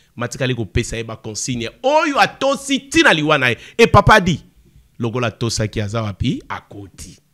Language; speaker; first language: Lingala; non-native, local second language; Kongo